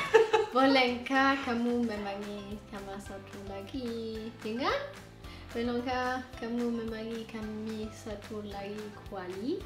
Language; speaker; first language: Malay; non-native, learner; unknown